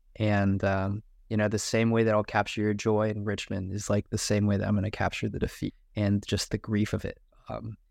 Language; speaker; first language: English; native; English